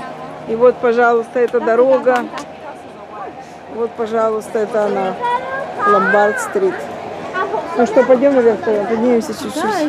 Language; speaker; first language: Russian; native; Russian